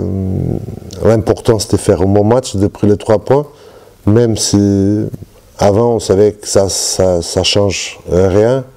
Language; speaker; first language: French; non-native, learner; Portuguese